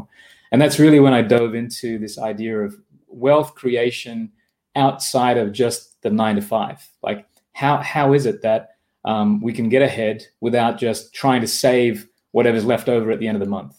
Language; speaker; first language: English; native; English